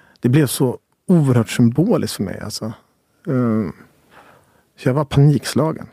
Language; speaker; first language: Swedish; native; Swedish